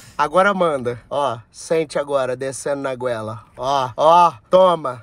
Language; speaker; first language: Portuguese; native; Portuguese